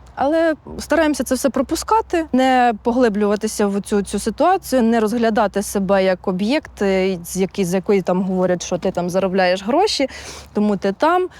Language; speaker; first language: Ukrainian; native; Ukrainian